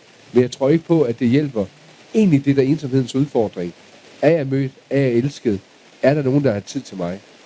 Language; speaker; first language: Danish; native; Danish